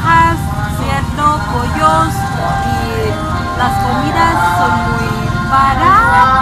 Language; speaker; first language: Spanish; non-native, learner; Thai